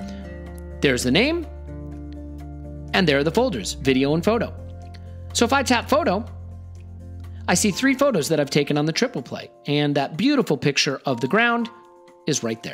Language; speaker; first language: English; native; English